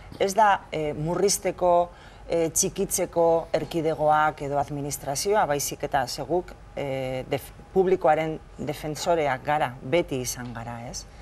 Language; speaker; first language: Basque; non-native, local second language; Spanish